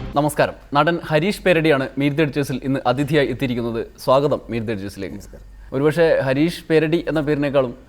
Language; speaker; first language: Malayalam; native; Malayalam